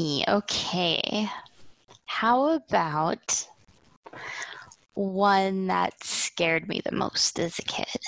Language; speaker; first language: English; native; English